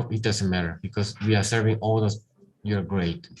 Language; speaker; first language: English; non-native, learner; Korean